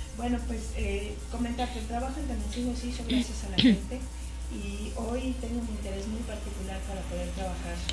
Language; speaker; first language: Spanish; native; Spanish